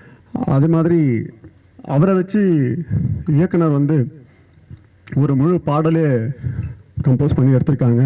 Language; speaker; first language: Tamil; native; Tamil